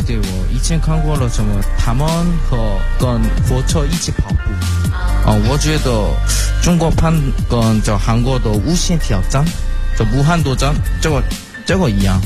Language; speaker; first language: Chinese; non-native, learner; Korean